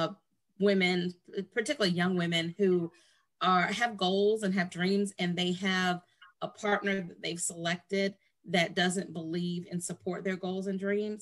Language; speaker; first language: English; native; English